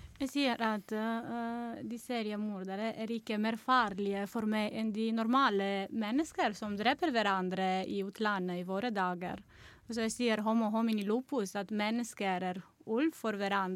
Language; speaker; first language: Norwegian; non-native, learner; Romanian